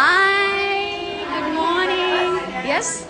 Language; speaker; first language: English; non-native, learner; Thai